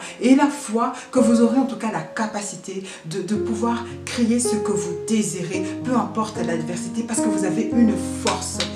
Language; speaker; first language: French; native; French